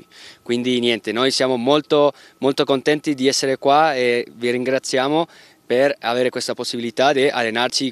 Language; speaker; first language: Italian; non-native, fluent; Spanish